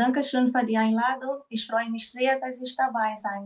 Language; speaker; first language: German; non-native, fluent; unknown